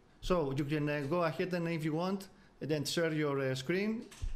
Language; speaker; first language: English; non-native, fluent; Greek